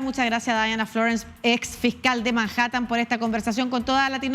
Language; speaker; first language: Spanish; native; Spanish